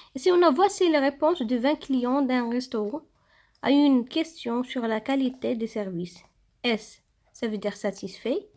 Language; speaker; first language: French; non-native, local second language; Arabic